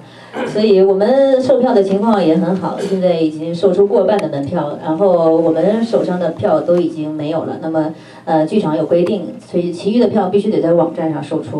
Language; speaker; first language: Chinese; native; Chinese